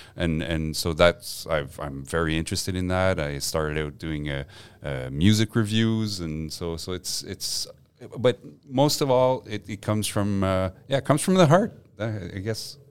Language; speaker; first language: English; non-native, fluent; French